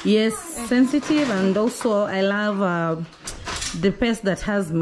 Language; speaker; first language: English; non-native, local second language; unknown